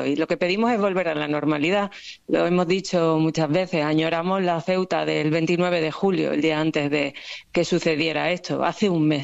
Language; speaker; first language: Spanish; native; Spanish